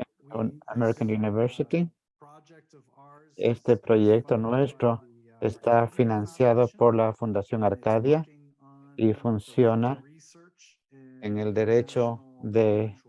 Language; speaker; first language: Spanish; non-native, fluent; English